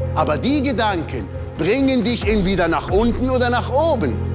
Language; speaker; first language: German; non-native, fluent; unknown